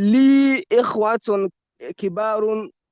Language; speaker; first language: Arabic; non-native, learner; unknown